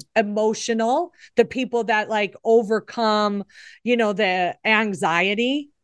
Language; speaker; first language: English; native; English